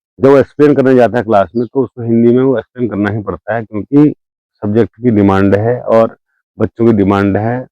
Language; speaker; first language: Hindi; native; Hindi